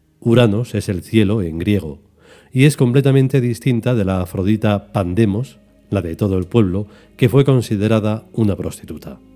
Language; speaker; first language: Spanish; native; Spanish